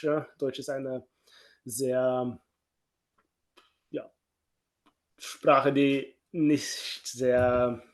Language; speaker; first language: German; non-native, fluent; Norwegian